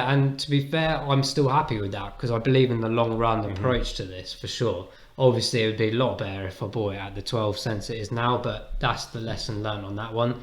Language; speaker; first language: English; native; English